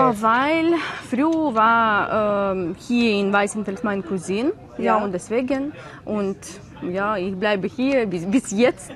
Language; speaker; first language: German; non-native, learner; Ukrainian